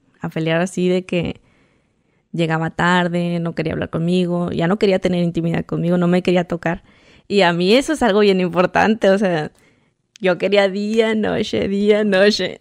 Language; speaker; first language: Spanish; native; Spanish